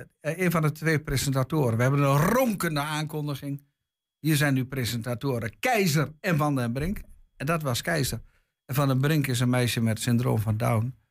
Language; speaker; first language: Dutch; native; Dutch